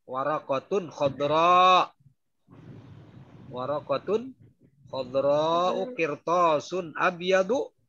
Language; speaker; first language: Arabic; non-native, fluent; Indonesian